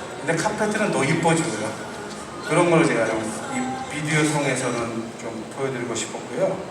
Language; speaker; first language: Korean; non-native, fluent; Turkish